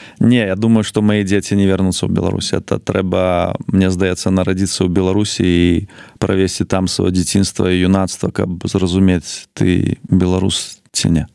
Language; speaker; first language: Belarusian; non-native, local second language; Russian